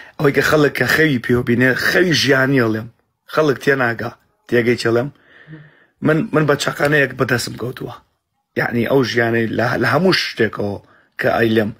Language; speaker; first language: Central Kurdish; early bilingual, heritage; Central Kurdish